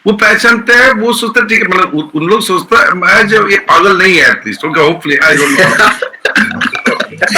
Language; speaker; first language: Hindi; non-native, local second language; Bangla